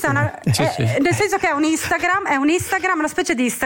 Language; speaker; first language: Italian; native; Italian